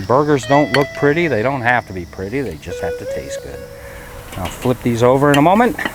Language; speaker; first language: English; native; English